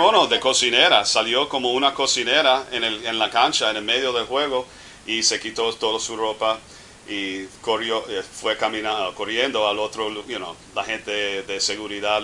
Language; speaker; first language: Spanish; non-native, fluent; English